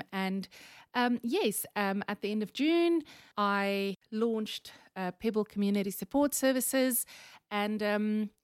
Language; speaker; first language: English; non-native, local second language; Afrikaans